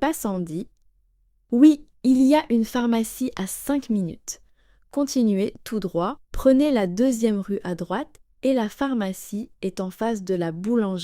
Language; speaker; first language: French; native; French